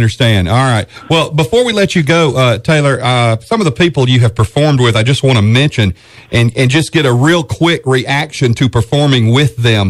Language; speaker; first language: English; native; English